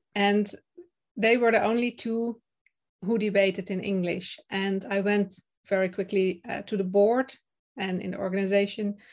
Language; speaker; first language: English; non-native, fluent; Dutch